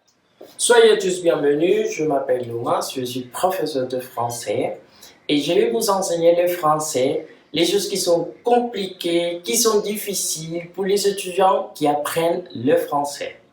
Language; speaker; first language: French; non-native, fluent; Spanish